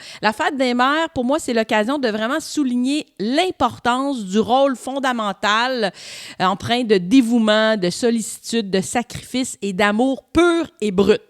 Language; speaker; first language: French; native; French